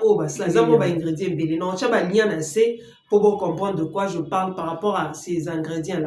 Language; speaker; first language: French; non-native, local second language; Lingala